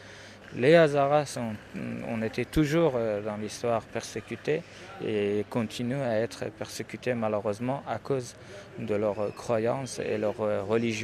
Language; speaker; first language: French; non-native, fluent; Persian